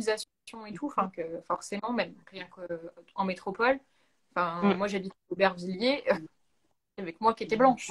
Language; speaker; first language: French; native; French